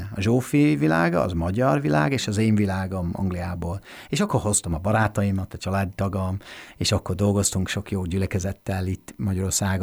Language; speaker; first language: Hungarian; non-native, fluent; English